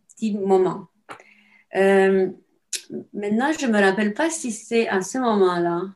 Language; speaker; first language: French; non-native, fluent; Romanian